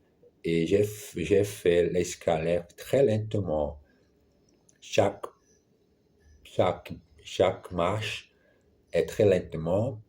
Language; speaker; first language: French; non-native, learner; German